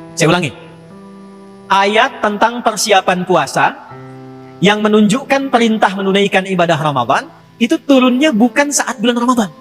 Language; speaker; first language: Indonesian; native; Indonesian